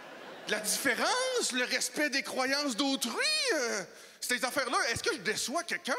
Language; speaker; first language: French; native; French